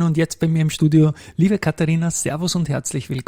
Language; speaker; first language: German; native; German